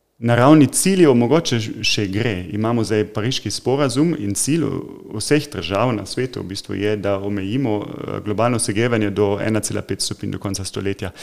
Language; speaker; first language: Slovenian; non-native, fluent; German